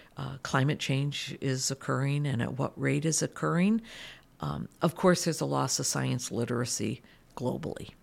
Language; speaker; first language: English; native; English